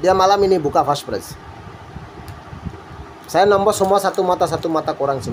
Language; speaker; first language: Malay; non-native, learner; Bangla